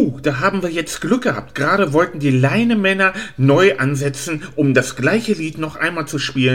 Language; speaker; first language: German; native; German